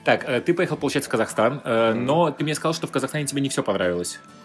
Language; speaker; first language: Russian; native; Russian